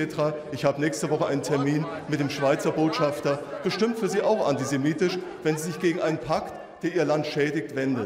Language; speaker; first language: German; native; German